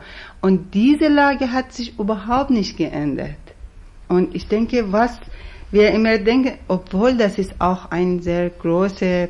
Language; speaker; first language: German; non-native, fluent; Persian